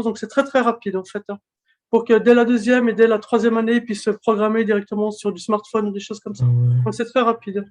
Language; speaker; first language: French; native; French